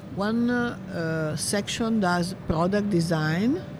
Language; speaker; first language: English; non-native, fluent; Italian